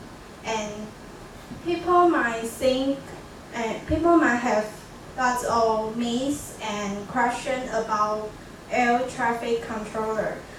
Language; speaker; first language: English; non-native, learner; Chinese